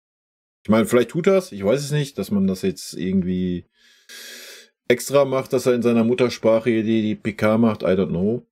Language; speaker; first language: German; native; German